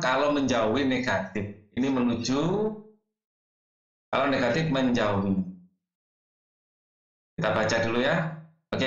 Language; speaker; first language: Indonesian; native; Indonesian